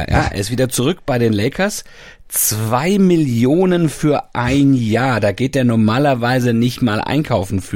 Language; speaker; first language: German; native; German